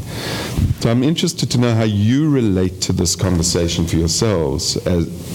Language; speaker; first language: English; native; English